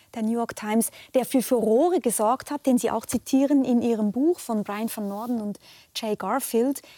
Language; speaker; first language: German; native; German